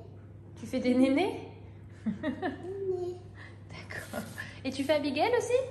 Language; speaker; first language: French; native; French